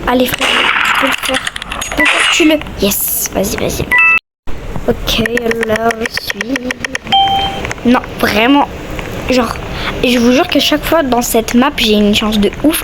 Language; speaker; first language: French; native; French